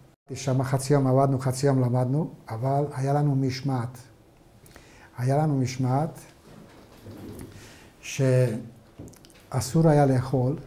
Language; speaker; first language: Hebrew; non-native, fluent; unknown